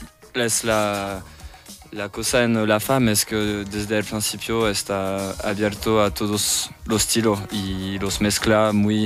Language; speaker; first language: Spanish; non-native, fluent; French